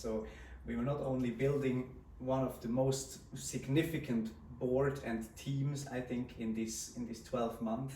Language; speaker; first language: English; non-native, fluent; Swiss German